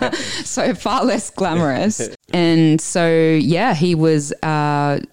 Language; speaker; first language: English; early bilingual, other home language; Italian